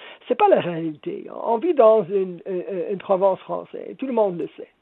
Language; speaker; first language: French; non-native, local second language; English